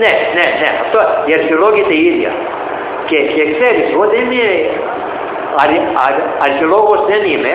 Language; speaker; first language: Greek; early bilingual, heritage; Greek